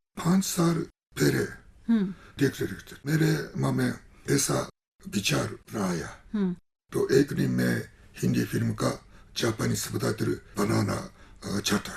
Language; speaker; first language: Hindi; non-native, fluent; Japanese